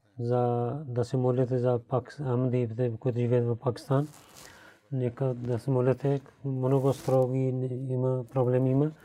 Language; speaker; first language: Bulgarian; non-native, fluent; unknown